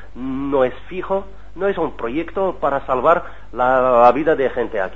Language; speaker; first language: Spanish; non-native, learner; Arabic